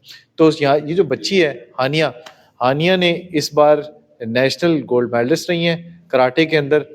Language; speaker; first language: Urdu; native; Urdu